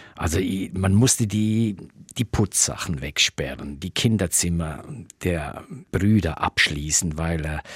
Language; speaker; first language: German; native; German